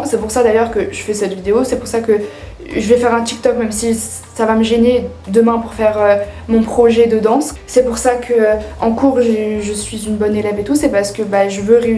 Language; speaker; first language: French; native; French